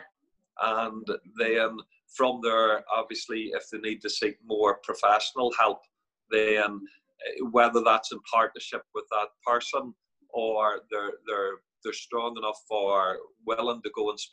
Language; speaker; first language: English; native; English